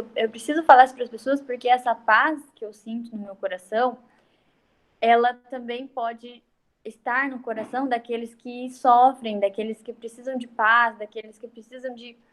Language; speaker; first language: Portuguese; native; Portuguese